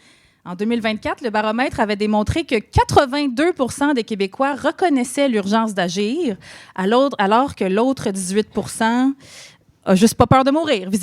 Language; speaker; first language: French; native; French